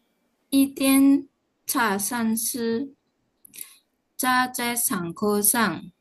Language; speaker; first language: Chinese; non-native, learner; Indonesian